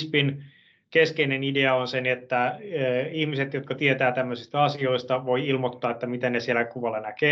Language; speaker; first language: Finnish; native; Finnish